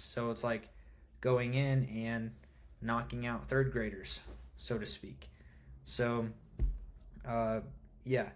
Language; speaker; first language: English; native; English